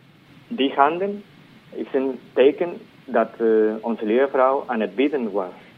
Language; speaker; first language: Dutch; non-native, fluent; Spanish